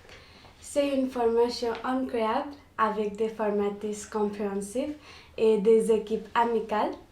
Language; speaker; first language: French; non-native, learner; Nepali